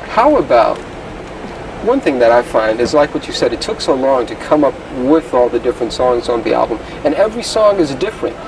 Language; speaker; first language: English; native; English